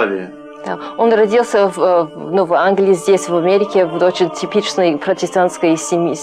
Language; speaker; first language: Russian; non-native, fluent; English